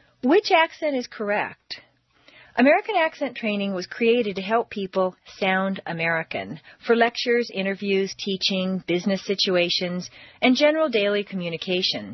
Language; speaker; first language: English; native; English